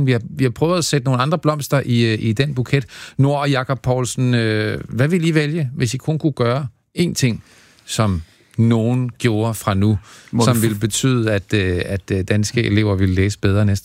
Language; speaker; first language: Danish; native; Danish